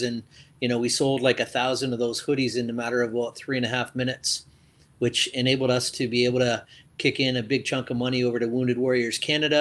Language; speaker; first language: English; native; English